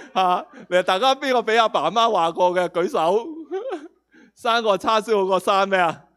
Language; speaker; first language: Cantonese; non-native, local second language; Spanish